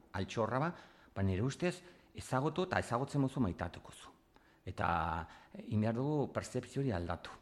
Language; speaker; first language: Basque; native; Basque